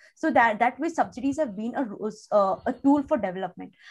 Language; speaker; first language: English; non-native, local second language; Kannada